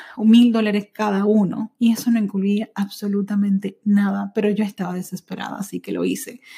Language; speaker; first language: Spanish; early bilingual, heritage; Spanish